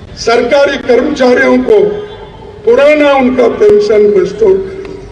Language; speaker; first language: Hindi; non-native, local second language; Kannada